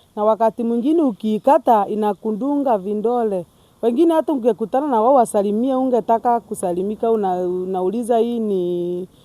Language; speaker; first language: Swahili; non-native, local second language; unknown